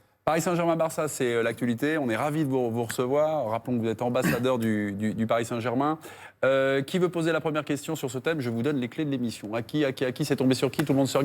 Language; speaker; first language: French; native; French